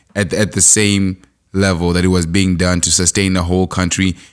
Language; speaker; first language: English; non-native, local second language; Shona